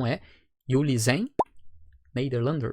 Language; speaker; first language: Dutch; non-native, fluent; Portuguese